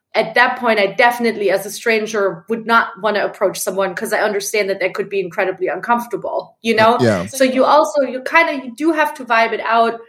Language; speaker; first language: English; non-native, fluent; German